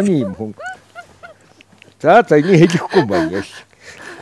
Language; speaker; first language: Mongolian; native; Mongolian